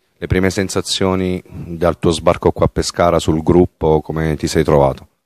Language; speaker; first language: Italian; native; Italian